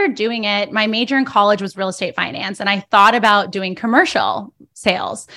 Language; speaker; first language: English; early bilingual, other home language; Spanish